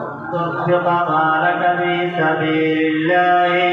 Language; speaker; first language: Arabic; non-native, fluent; Bangla